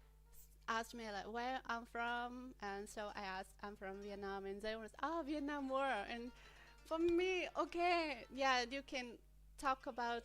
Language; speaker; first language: English; non-native, learner; Vietnamese